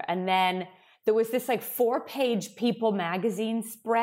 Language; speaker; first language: English; native; English